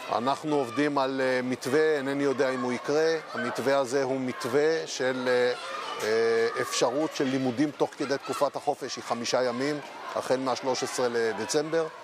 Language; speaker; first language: Hebrew; native; Hebrew